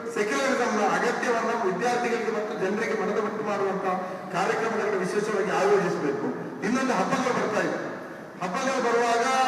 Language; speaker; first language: Kannada; non-native, local second language; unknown